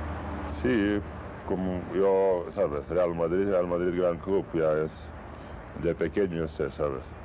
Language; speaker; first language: Spanish; non-native, learner; Lithuanian